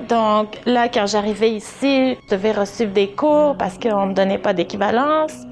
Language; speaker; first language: French; early bilingual, other home language; Arabic